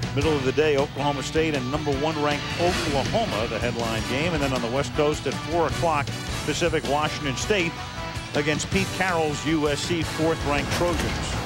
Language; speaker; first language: English; native; English